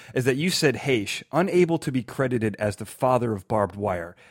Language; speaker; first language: English; native; English